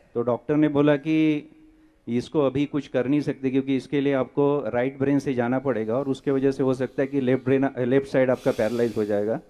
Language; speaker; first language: Hindi; non-native, local second language; Marathi